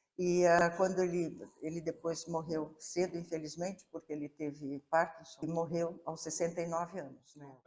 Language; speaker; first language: Portuguese; native; Portuguese